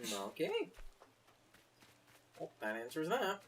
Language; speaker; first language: English; native; English